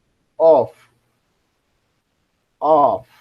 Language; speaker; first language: English; non-native, fluent; Spanish